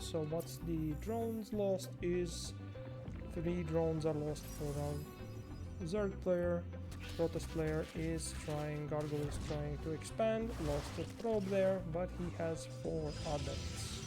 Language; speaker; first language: English; non-native, fluent; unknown